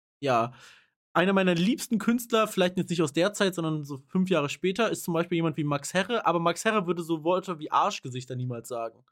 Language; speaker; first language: German; native; German